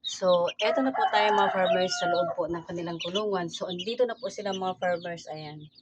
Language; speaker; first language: Filipino; non-native, local second language; Cebuano